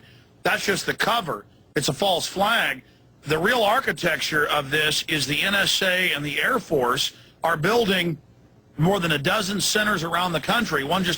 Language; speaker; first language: English; native; English